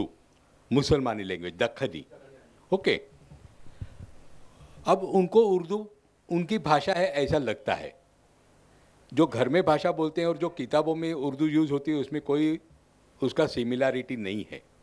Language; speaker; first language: Hindi; non-native, local second language; Marathi